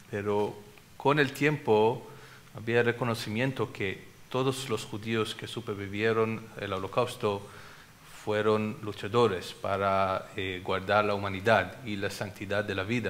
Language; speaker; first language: Spanish; non-native, fluent; Hebrew